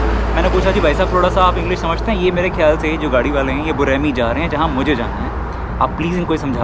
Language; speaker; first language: Hindi; native; Hindi